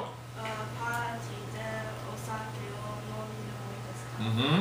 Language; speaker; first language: Japanese; non-native, learner; English